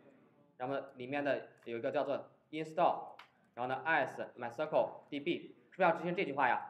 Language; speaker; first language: Chinese; native; Chinese